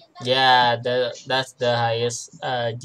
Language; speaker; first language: English; non-native, learner; Indonesian